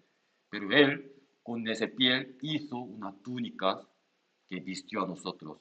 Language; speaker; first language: Spanish; non-native, learner; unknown